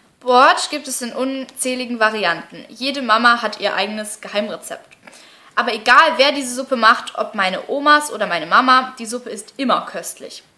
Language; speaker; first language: German; early bilingual, other home language; Russian